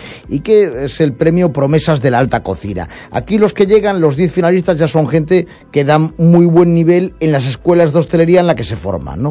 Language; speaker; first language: Spanish; native; Spanish